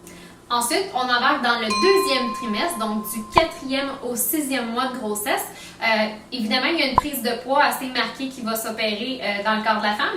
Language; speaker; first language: French; native; French